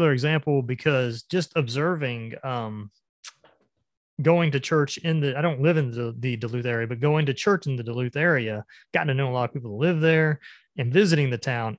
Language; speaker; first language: English; native; English